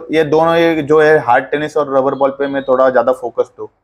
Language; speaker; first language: Hindi; non-native, local second language; Marathi